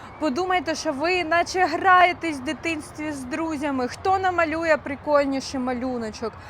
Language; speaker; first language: Ukrainian; non-native, local second language; Russian